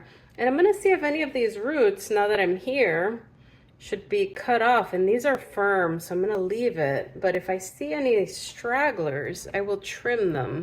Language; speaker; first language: English; native; English